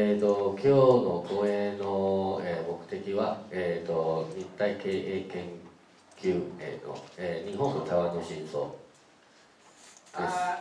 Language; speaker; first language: Japanese; non-native, fluent; Chinese